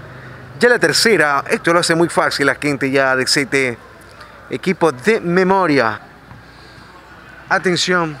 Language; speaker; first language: Spanish; native; Spanish